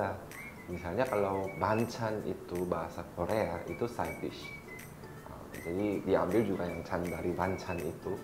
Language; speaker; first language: Indonesian; non-native, fluent; Korean